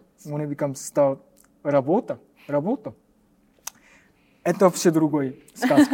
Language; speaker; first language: Russian; non-native, learner; Japanese